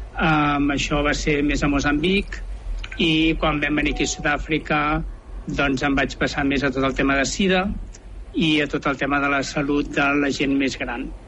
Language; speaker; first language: Catalan; native; Catalan